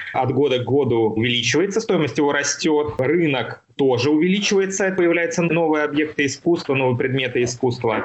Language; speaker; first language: Russian; native; Russian